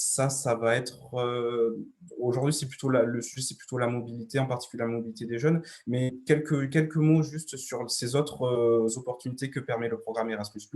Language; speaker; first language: French; native; French